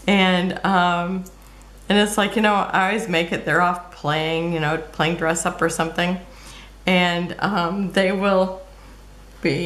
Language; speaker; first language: English; native; English